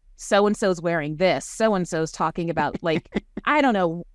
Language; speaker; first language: English; native; English